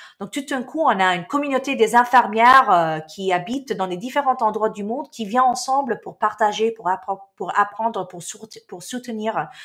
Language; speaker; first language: French; non-native, local second language; Arabic